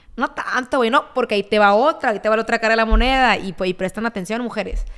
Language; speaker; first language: Spanish; native; Spanish